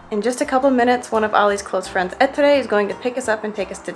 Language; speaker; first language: English; native; English